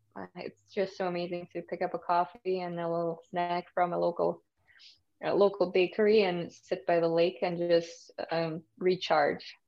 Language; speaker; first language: English; early bilingual, other home language; Russian